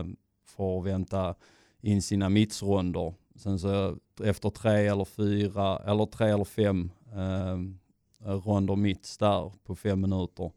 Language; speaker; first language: Swedish; native; Swedish